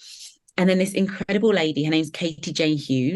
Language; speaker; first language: English; native; English